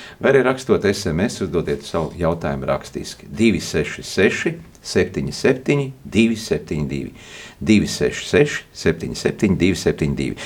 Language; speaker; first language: Latvian; native; Latvian